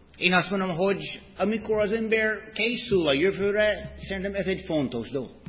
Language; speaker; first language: Hungarian; non-native, fluent; English